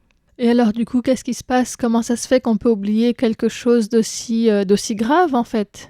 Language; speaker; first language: French; native; French